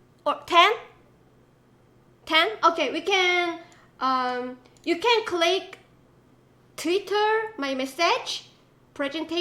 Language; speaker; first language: English; non-native, learner; Korean